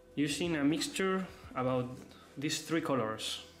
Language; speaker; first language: English; non-native, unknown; Spanish